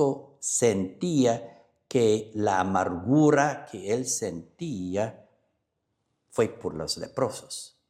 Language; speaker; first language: Spanish; non-native, fluent; English